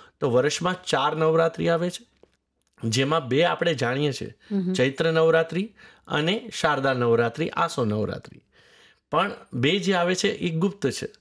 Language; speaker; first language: Gujarati; native; Gujarati